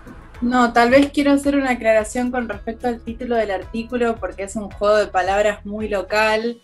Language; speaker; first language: Spanish; native; Spanish